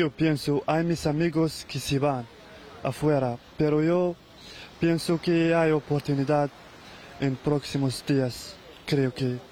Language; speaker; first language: Spanish; non-native, learner; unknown